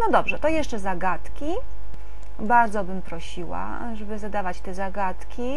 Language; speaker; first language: Polish; native; Polish